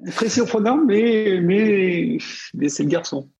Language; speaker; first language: French; native; French